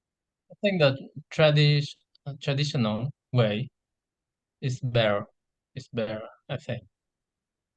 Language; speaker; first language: English; non-native, learner; Vietnamese